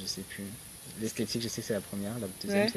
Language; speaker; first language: French; native; French